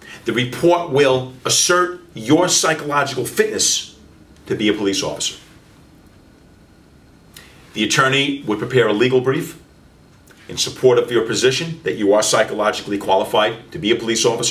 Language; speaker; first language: English; native; English